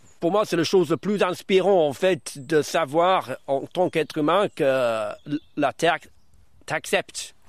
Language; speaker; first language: French; non-native, fluent; English